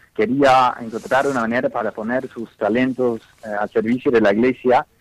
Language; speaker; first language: Spanish; non-native, fluent; English